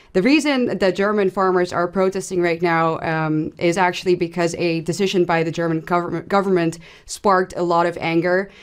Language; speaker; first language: English; non-native, fluent; Dutch